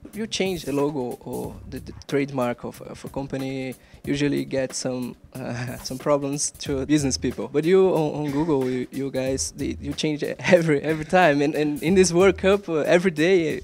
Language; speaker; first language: English; non-native, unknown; Portuguese